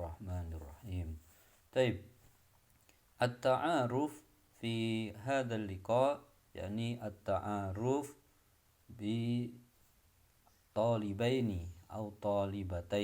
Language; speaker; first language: Arabic; non-native, fluent; Indonesian